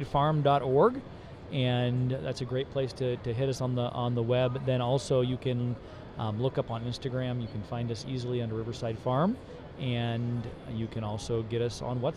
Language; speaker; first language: English; native; English